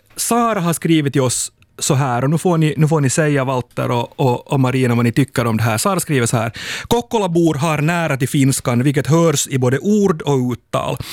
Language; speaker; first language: Swedish; native; Swedish